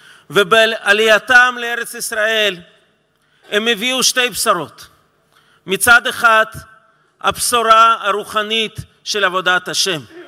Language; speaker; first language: Hebrew; non-native, fluent; Russian